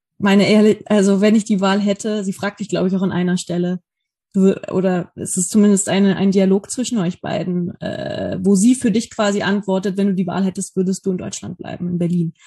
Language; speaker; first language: German; native; German